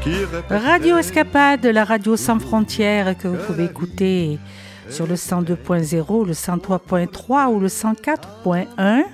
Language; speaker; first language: French; native; French